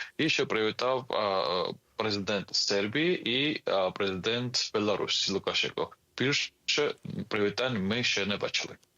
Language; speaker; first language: Ukrainian; non-native, fluent; Georgian